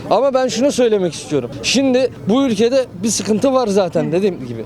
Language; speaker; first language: Turkish; native; Turkish